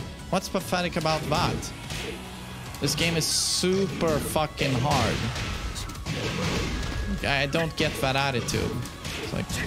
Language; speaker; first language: English; non-native, fluent; Swedish